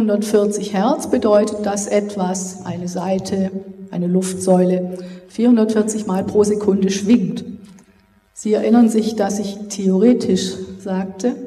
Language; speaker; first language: German; native; German